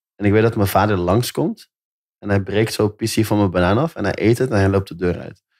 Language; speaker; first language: Dutch; native; Dutch